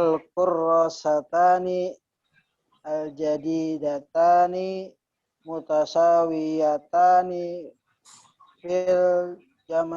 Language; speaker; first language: Arabic; non-native, learner; Indonesian